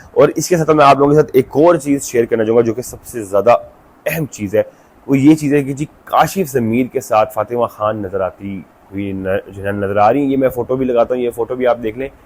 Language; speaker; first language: Urdu; non-native, local second language; Punjabi